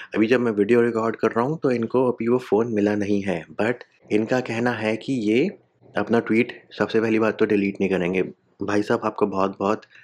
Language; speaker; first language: Hindi; native; Hindi